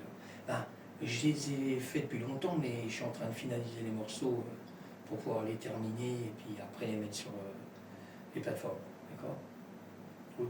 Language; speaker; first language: French; native; French